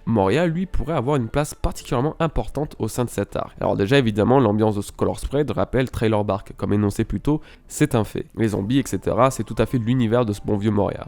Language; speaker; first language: French; native; French